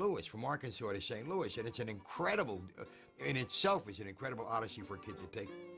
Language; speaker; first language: English; native; English